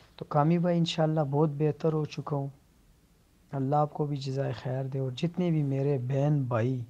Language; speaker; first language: Urdu; native; Urdu